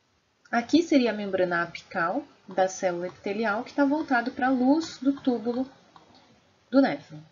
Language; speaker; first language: Portuguese; native; Portuguese